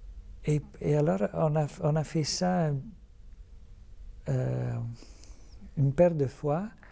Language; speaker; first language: French; non-native, fluent; Italian